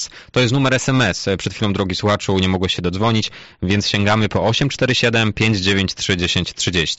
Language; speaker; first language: Polish; native; Polish